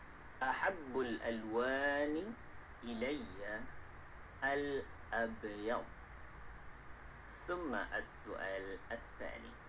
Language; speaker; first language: Arabic; non-native, fluent; Malay